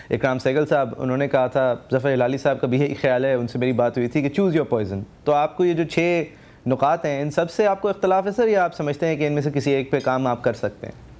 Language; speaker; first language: Urdu; native; Urdu